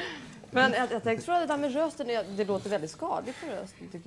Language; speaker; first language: Swedish; native; Swedish